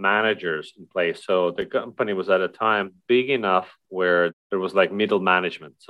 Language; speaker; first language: English; non-native, fluent; Estonian